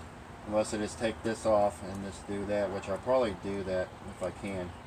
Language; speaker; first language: English; native; English